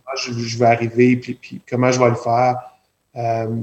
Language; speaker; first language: French; native; French